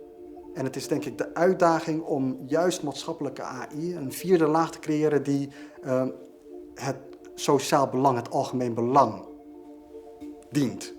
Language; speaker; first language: Dutch; native; Dutch